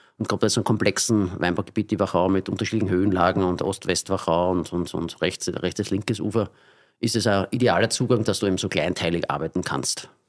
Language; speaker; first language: German; native; German